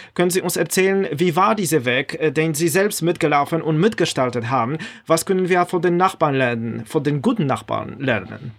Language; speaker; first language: German; non-native, fluent; Polish